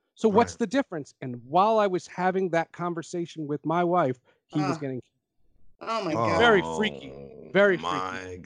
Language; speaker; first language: English; native; English